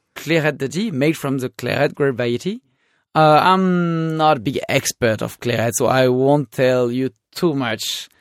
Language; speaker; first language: English; non-native, fluent; French